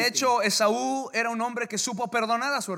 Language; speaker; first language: Spanish; early bilingual, heritage; English